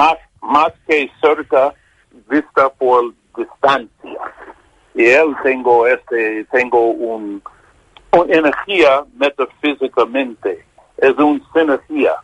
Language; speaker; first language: Spanish; non-native, learner; English